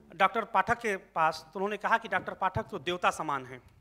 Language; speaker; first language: Hindi; native; Hindi